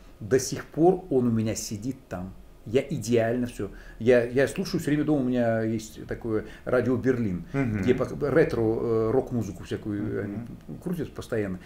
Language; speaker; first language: Russian; native; Russian